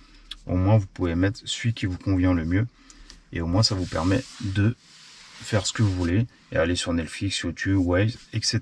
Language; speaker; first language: French; native; French